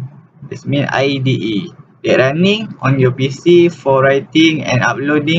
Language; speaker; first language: English; non-native, local second language; Malay